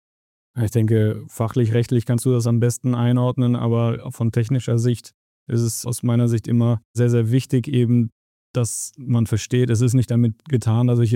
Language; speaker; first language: German; native; German